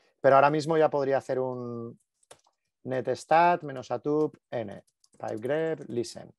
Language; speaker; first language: Spanish; native; Spanish